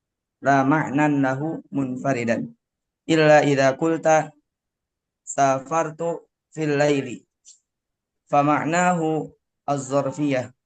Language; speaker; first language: Arabic; non-native, learner; Indonesian